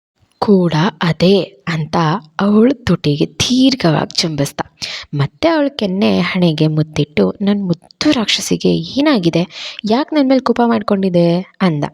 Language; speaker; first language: Kannada; native; Kannada